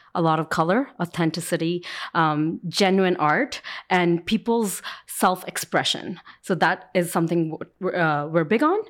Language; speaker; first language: English; early bilingual, other home language; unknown